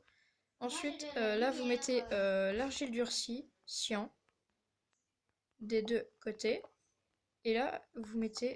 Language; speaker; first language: French; native; French